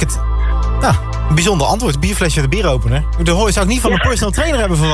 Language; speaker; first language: Dutch; native; Dutch